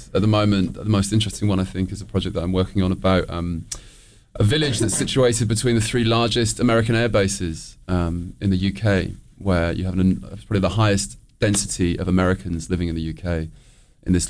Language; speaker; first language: English; native; English